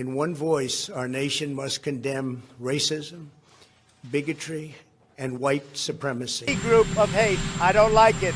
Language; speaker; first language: English; native; English